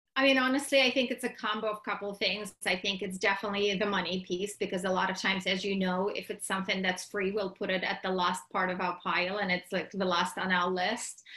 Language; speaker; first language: English; non-native, fluent; Russian